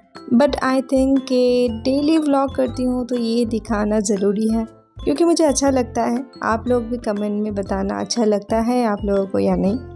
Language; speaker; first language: Hindi; native; Hindi